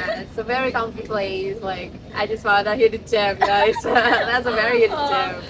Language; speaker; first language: English; non-native, learner; Indonesian